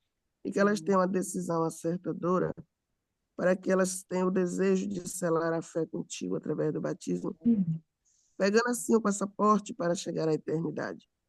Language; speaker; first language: Portuguese; native; Portuguese